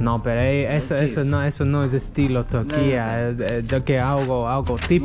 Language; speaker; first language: Spanish; non-native, learner; English